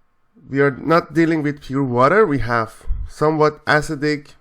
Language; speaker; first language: English; non-native, fluent; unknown